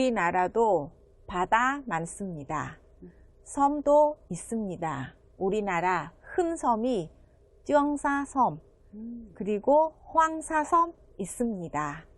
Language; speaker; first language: Korean; non-native, fluent; Vietnamese